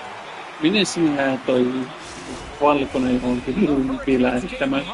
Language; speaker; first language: Finnish; non-native, learner; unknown